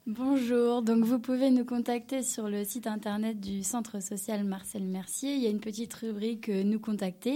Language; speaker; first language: French; native; French